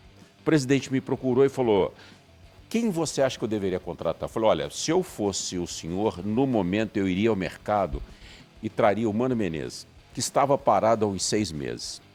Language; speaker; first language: Portuguese; native; Portuguese